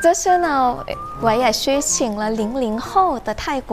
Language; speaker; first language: Chinese; non-native, fluent; Thai